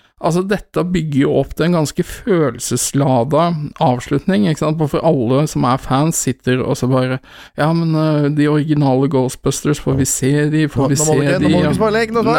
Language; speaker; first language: Norwegian; native; Norwegian